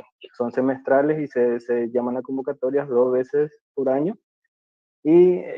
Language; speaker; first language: Spanish; native; Spanish